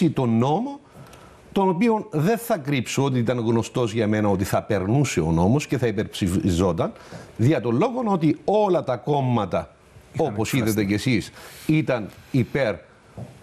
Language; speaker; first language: Greek; native; Greek